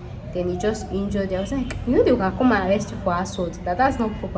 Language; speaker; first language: English; non-native, local second language; Yoruba